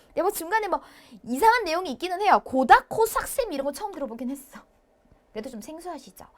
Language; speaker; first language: Korean; native; Korean